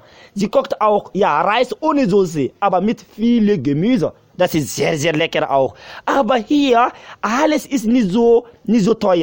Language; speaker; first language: German; non-native, learner; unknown